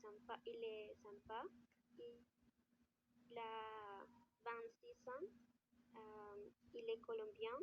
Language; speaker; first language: French; non-native, learner; Spanish